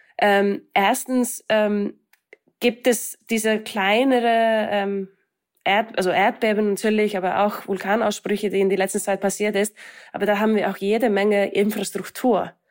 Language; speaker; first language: German; non-native, fluent; Icelandic